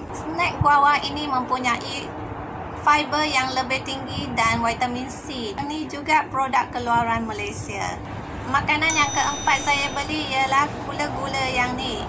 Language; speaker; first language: Malay; non-native, local second language; Chinese